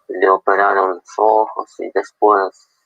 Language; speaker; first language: Spanish; non-native, local second language; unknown